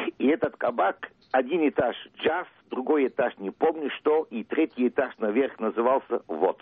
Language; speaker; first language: Russian; early bilingual, heritage; Russian